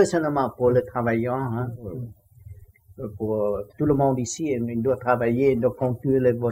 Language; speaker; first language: French; non-native, learner; Vietnamese